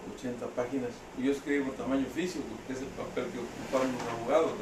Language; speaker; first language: Spanish; native; Spanish